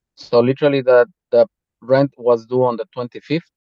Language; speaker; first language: English; non-native, fluent; Spanish